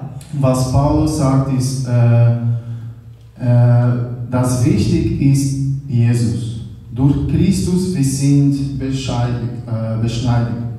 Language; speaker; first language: German; non-native, learner; Portuguese